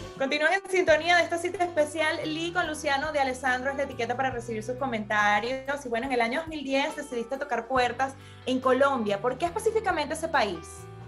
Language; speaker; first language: Spanish; native; Spanish